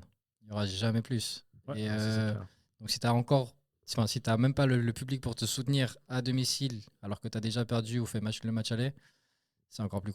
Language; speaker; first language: French; native; French